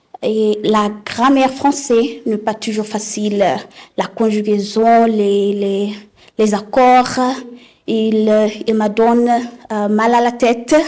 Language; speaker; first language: French; non-native, fluent; Southern Sotho